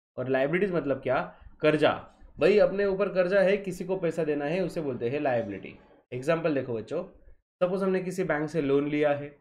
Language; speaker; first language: Hindi; non-native, local second language; Marathi